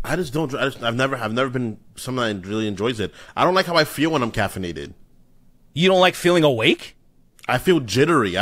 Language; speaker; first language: English; native; English